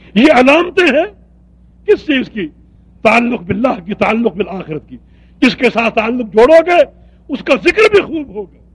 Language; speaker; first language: Urdu; native; Urdu